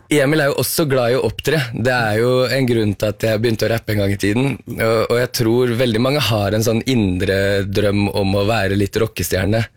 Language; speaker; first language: Norwegian; native; Norwegian